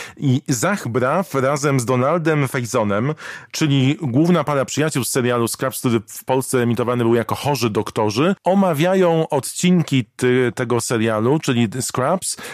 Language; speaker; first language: Polish; native; Polish